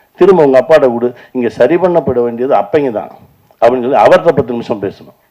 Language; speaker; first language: Tamil; native; Tamil